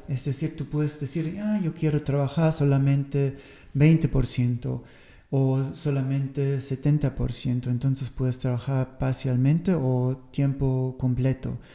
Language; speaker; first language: Spanish; non-native, fluent; German